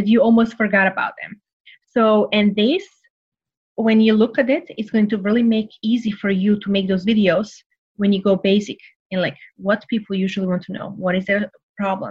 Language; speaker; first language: English; non-native, fluent; Serbian